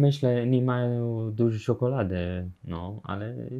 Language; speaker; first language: Polish; non-native, learner; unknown